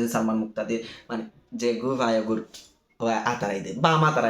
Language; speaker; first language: Bangla; native; Bangla